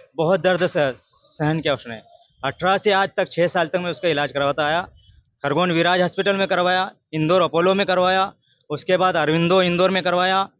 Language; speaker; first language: Hindi; native; Hindi